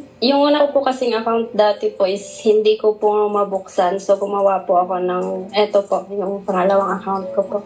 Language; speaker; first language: Filipino; non-native, local second language; Iloko